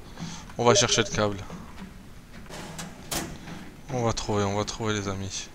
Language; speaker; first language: French; native; French